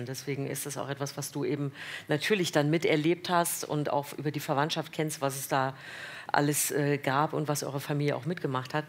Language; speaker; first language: German; native; German